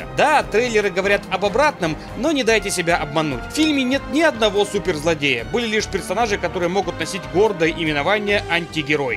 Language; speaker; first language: Russian; native; Russian